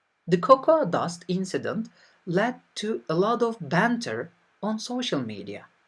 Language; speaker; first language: English; non-native, fluent; Turkish